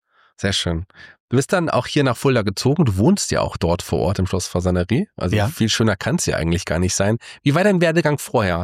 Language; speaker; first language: German; native; German